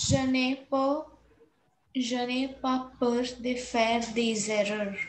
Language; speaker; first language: French; non-native, learner; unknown